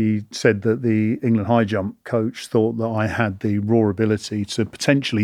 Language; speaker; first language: English; native; English